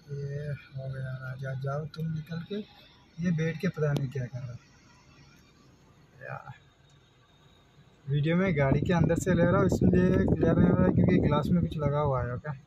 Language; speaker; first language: Hindi; native; Hindi